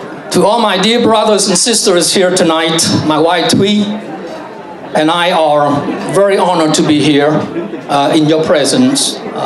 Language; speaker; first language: English; non-native, fluent; Vietnamese